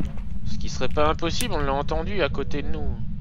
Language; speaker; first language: French; native; French